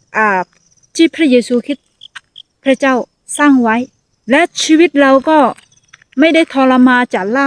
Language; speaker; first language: Thai; non-native, fluent; Akha